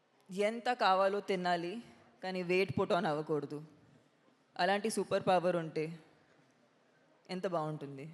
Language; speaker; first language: Telugu; non-native, fluent; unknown